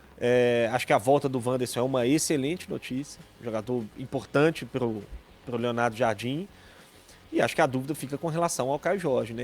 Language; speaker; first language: Portuguese; native; Portuguese